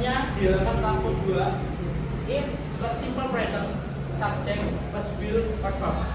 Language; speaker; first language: English; non-native, learner; Indonesian